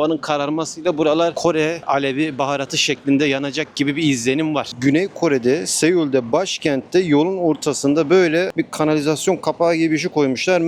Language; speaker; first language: Turkish; native; Turkish